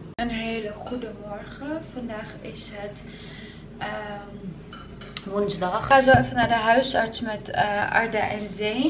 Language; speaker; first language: Dutch; early bilingual, other home language; Turkish